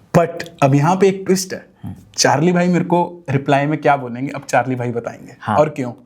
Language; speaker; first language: Hindi; native; Hindi